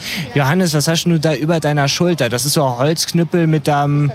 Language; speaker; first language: German; native; German